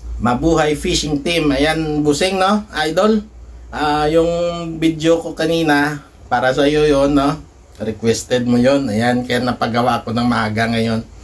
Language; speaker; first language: Filipino; non-native, local second language; Hiligaynon